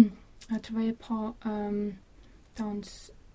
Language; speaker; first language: French; non-native, learner; Latvian